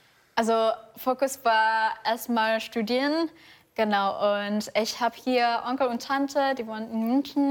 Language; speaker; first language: German; non-native, fluent; Indonesian